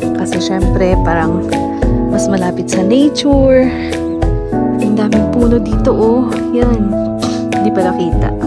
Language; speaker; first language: Filipino; non-native, local second language; Iloko